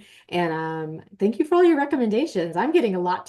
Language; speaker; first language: English; native; English